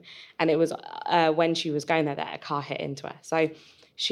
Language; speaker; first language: English; native; English